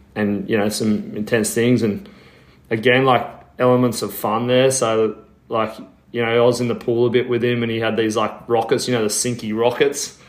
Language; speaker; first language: English; native; English